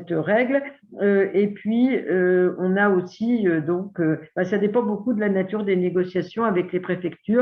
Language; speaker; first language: French; native; French